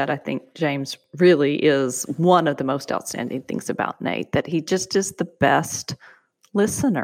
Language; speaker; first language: English; native; English